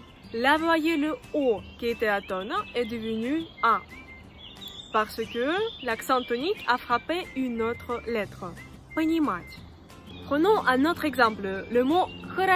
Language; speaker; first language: French; non-native, fluent; Russian